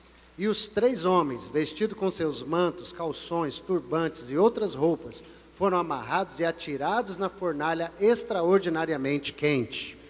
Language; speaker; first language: Portuguese; native; Portuguese